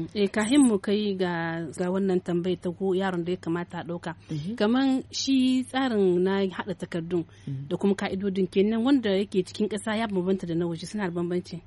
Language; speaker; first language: Hausa; native; Hausa